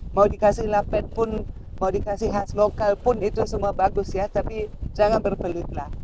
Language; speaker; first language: Indonesian; non-native, fluent; German